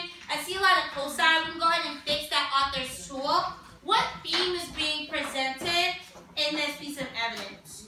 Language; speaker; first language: English; native; English